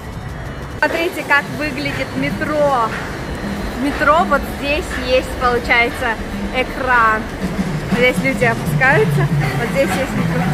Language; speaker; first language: Russian; non-native, local second language; Kyrgyz